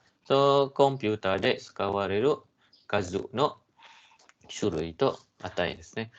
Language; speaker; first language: Japanese; non-native, fluent; Malay